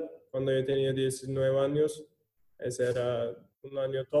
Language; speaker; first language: Spanish; non-native, learner; Turkish